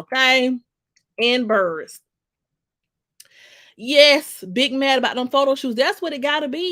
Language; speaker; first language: English; native; English